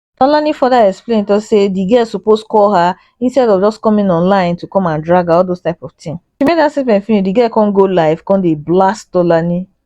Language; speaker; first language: Nigerian Pidgin; native; Nigerian Pidgin